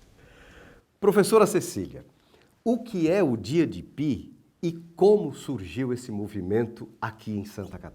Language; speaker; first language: Portuguese; native; Portuguese